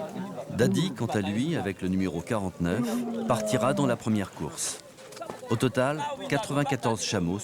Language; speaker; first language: French; native; French